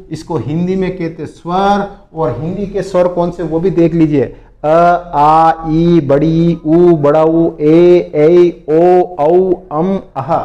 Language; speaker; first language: Hindi; native; Hindi